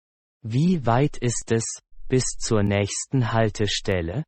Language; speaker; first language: German; non-native, fluent; Persian